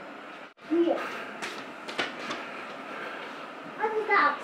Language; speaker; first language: Dutch; early bilingual, other home language; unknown